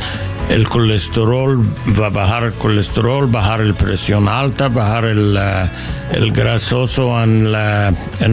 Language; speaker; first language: Spanish; non-native, learner; English